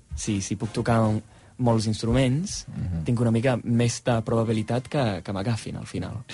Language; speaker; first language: Catalan; non-native, fluent; English